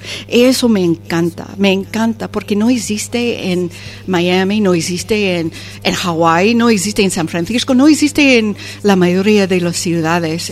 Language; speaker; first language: Spanish; non-native, fluent; English